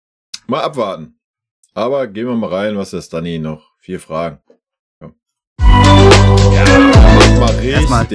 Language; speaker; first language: German; native; German